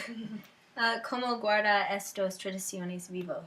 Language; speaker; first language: Spanish; non-native, learner; English